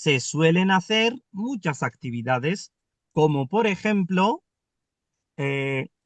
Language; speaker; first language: Spanish; non-native, fluent; Urdu